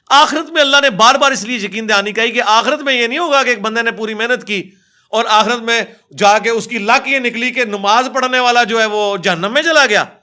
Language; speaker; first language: Urdu; native; Urdu